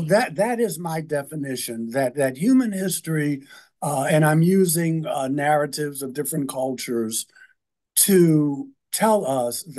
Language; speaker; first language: English; native; English